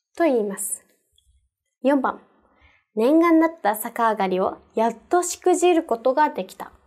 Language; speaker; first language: Japanese; native; Japanese